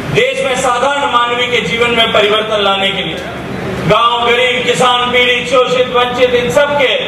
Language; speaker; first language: Hindi; native; Hindi